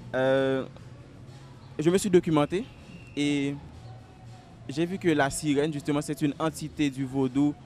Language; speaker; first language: French; native; French